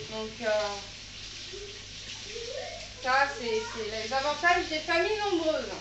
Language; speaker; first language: French; native; French